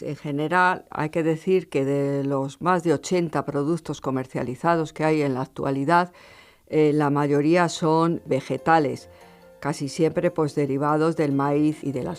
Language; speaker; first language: Spanish; native; Spanish